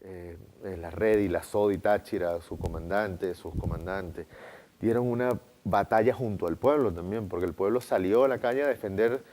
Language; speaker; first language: Spanish; native; Spanish